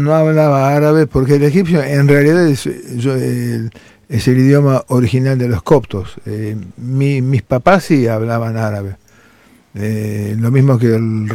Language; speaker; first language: Spanish; non-native, local second language; Armenian